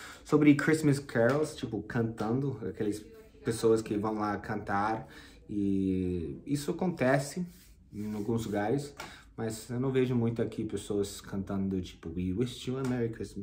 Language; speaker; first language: Portuguese; non-native, fluent; English